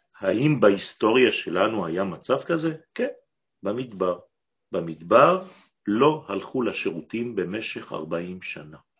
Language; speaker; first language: Hebrew; non-native, fluent; French